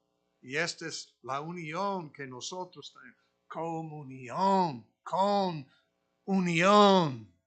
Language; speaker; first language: Spanish; non-native, fluent; English